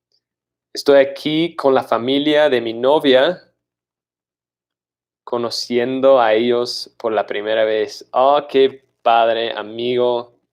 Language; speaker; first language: Spanish; non-native, fluent; English